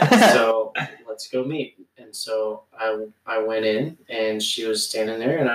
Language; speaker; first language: English; native; English